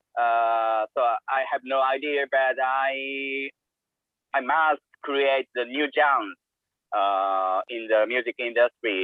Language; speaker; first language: English; non-native, learner; Japanese